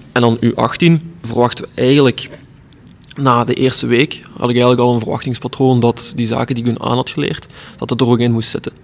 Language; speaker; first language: Dutch; native; Dutch